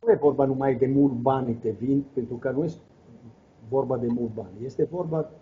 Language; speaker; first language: Romanian; non-native, fluent; Italian